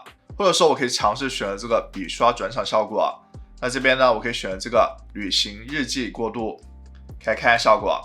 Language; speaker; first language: Chinese; native; Chinese